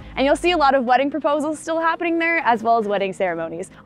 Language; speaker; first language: English; native; English